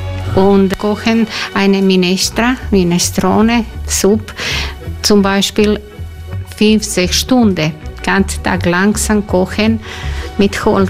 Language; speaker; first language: German; non-native, learner; Croatian